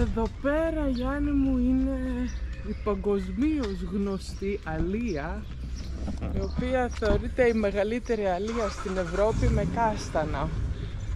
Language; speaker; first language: Greek; non-native, fluent; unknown